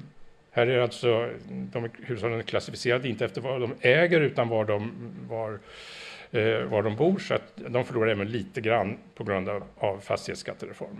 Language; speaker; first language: Swedish; native; Swedish